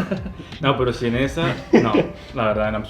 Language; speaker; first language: Spanish; native; Spanish